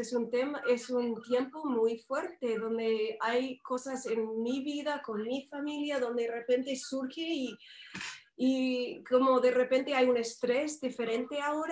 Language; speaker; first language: Spanish; non-native, fluent; English